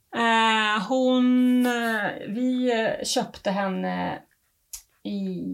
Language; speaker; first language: Swedish; native; Swedish